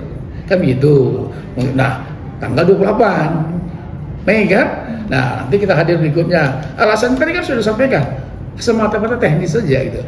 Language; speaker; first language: Indonesian; native; Indonesian